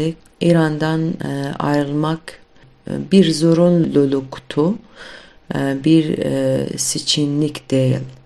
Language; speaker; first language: Turkish; non-native, fluent; Kurdish